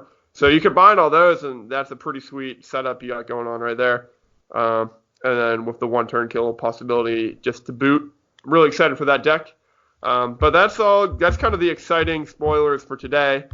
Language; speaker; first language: English; native; English